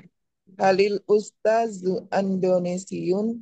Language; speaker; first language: Arabic; non-native, learner; Indonesian